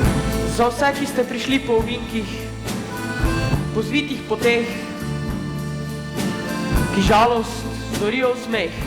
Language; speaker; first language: Slovenian; native; Slovenian